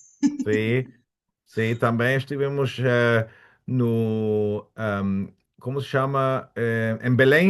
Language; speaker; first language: Portuguese; non-native, learner; German